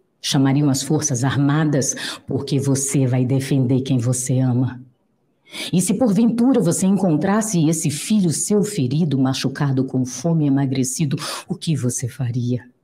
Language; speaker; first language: Portuguese; native; Portuguese